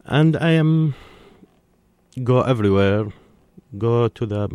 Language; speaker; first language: English; non-native, learner; Arabic